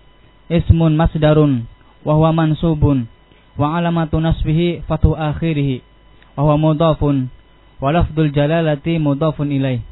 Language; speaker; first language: Arabic; non-native, learner; Indonesian